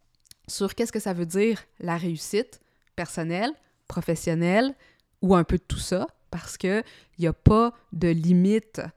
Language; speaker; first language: French; native; French